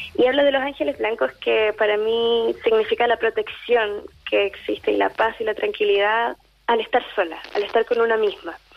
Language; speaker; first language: Spanish; native; Spanish